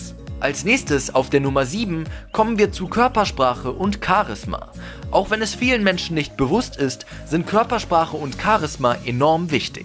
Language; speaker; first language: German; native; German